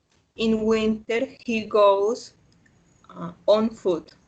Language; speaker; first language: English; non-native, learner; Spanish